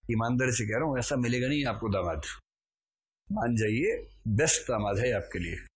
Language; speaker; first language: Hindi; native; Hindi